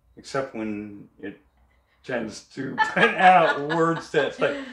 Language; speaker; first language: English; native; English